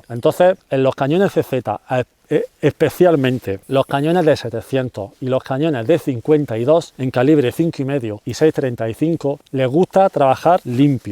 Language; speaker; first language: Spanish; native; Spanish